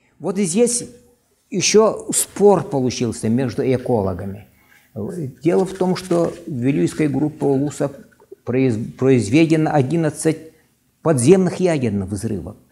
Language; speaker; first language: Russian; non-native, local second language; Yakut